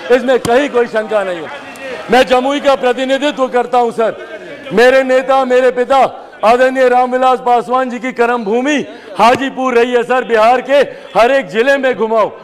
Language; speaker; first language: Hindi; native; Hindi